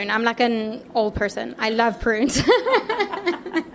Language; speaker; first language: English; native; English